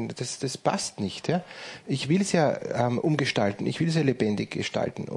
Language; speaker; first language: German; native; German